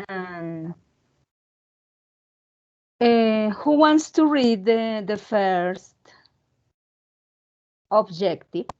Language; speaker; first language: English; non-native, learner; Spanish